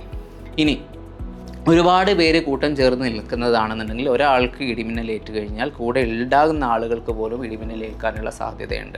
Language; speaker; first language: Malayalam; native; Malayalam